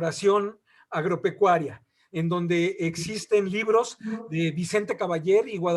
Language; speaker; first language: Spanish; native; Spanish